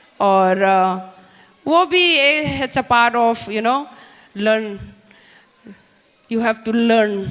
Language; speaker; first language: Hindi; non-native, local second language; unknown